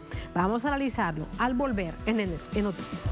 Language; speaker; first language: Spanish; native; Spanish